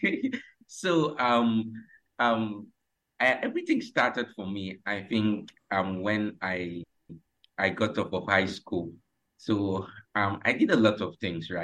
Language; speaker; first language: English; non-native, local second language; Ibibio